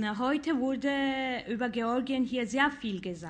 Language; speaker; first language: German; non-native, fluent; Georgian